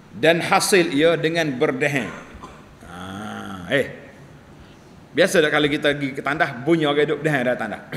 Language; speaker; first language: Malay; native; Malay